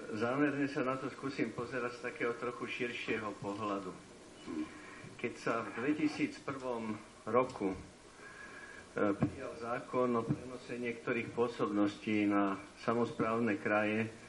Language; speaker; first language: Slovak; native; Slovak